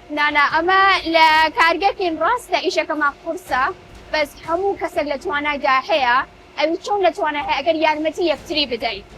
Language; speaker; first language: Central Kurdish; early bilingual, heritage; Central Kurdish